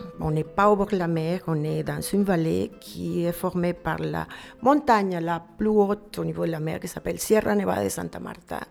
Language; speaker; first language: French; non-native, fluent; Spanish